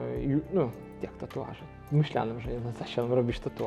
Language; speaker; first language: Polish; non-native, local second language; Ukrainian